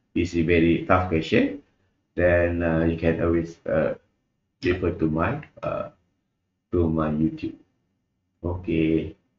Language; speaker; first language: English; non-native, local second language; Malay